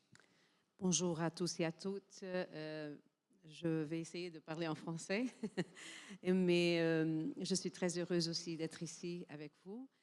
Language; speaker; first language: French; non-native, fluent; Portuguese